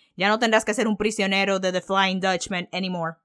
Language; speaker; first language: Spanish; early bilingual, heritage; Spanish